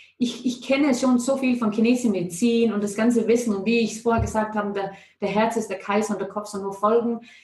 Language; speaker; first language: German; non-native, fluent; Danish